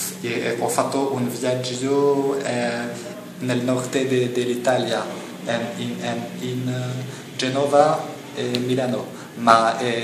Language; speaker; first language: Italian; non-native, learner; French